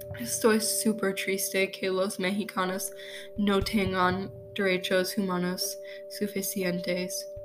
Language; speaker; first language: Spanish; non-native, learner; English